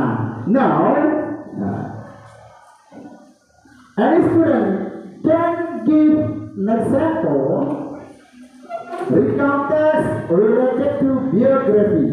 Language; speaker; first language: English; non-native, local second language; Indonesian